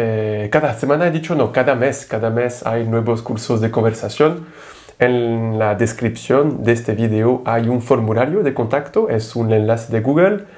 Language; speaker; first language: Spanish; non-native, fluent; French